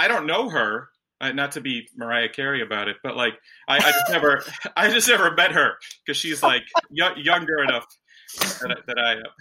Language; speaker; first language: English; native; English